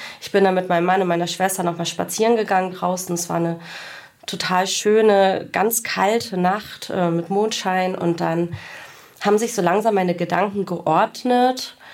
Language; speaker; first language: German; early bilingual, other home language; Greek